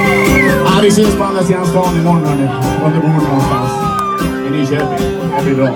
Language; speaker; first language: Swedish; native; Swedish